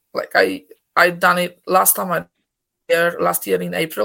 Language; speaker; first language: English; non-native, fluent; Polish